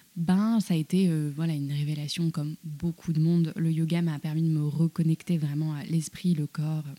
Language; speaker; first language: French; native; French